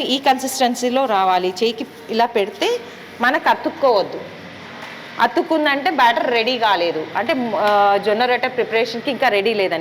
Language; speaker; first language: Telugu; native; Telugu